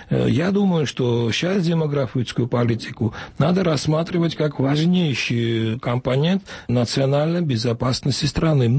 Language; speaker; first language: Russian; non-native, local second language; Georgian